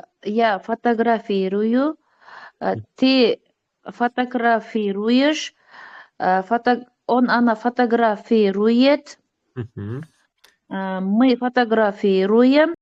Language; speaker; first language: Russian; non-native, learner; Uzbek